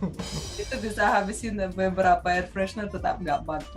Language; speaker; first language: Indonesian; non-native, fluent; Russian